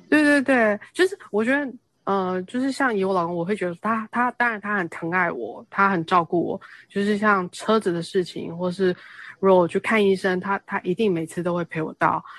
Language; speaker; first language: Chinese; native; Chinese